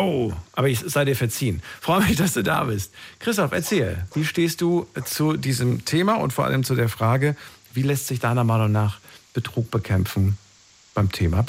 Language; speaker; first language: German; native; German